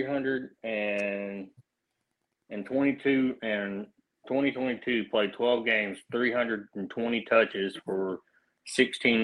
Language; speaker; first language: English; early bilingual, other home language; Spanish